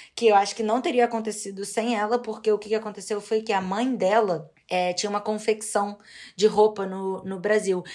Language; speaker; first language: Portuguese; native; Portuguese